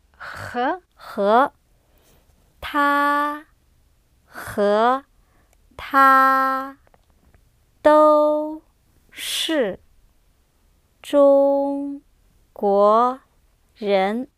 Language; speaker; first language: Chinese; non-native, learner; English